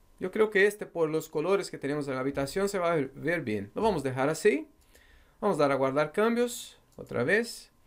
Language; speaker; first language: Spanish; non-native, fluent; Portuguese